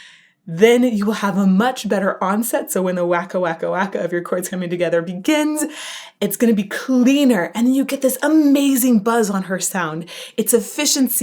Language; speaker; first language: English; native; English